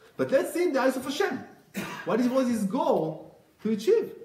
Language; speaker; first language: English; non-native, fluent; Hebrew